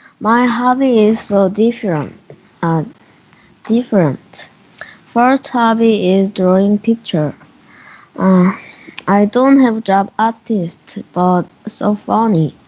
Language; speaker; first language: English; non-native, learner; Korean